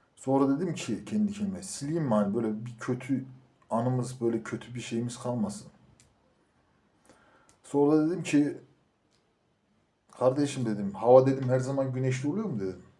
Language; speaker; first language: Turkish; native; Turkish